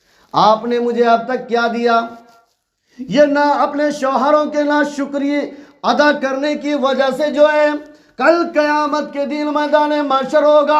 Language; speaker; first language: Urdu; native; Urdu